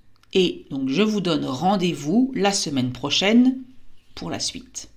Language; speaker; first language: French; native; French